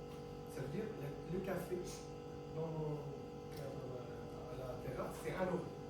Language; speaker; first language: French; non-native, fluent; Arabic